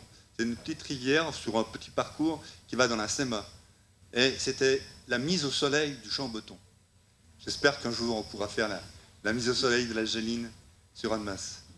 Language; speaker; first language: French; native; French